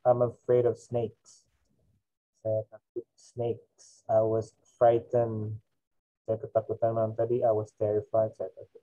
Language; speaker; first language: English; non-native, fluent; Indonesian